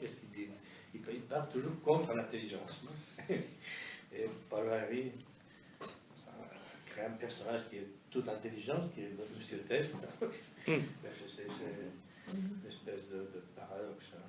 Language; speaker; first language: French; non-native, fluent; Catalan